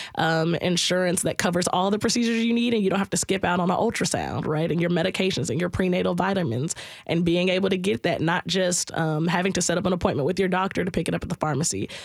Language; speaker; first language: English; native; English